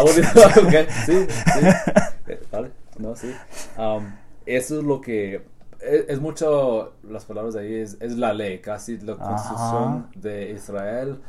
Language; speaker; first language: Spanish; early bilingual, heritage; Spanish